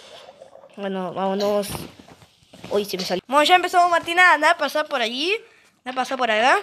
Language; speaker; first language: Spanish; native; Spanish